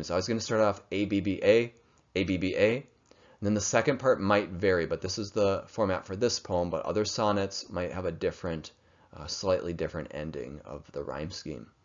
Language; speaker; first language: English; native; English